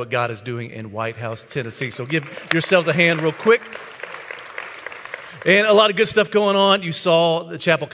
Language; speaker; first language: English; native; English